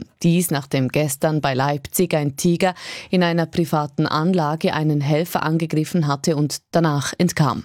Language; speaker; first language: German; native; German